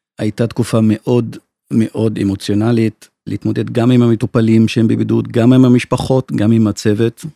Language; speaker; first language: Hebrew; non-native, local second language; Arabic